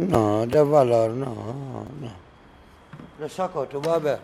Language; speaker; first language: Spanish; non-native, learner; Arabic